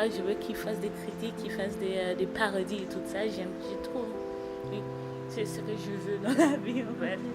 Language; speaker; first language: French; non-native, learner; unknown